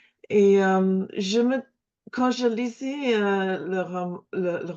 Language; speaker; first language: French; non-native, fluent; English